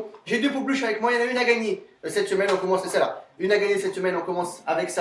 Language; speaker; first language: French; native; French